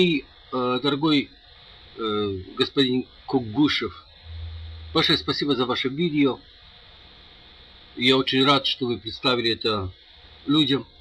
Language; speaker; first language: Russian; non-native, learner; English